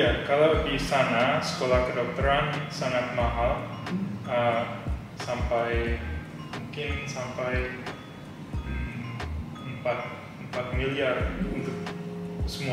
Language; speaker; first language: Indonesian; early bilingual, heritage; English